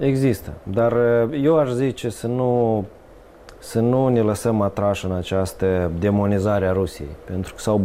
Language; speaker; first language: Romanian; native; Romanian